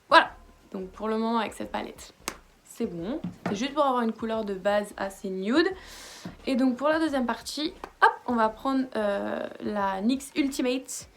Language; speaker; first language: French; native; French